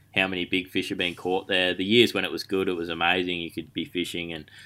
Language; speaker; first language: English; native; English